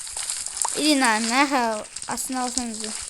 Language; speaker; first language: Kazakh; native; Kazakh